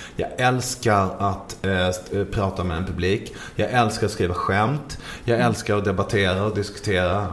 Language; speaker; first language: Swedish; native; Swedish